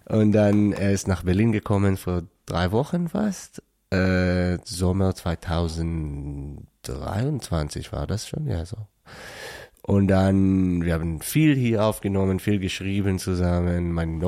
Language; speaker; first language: German; non-native, learner; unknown